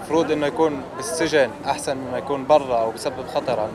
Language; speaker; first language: Arabic; native; Arabic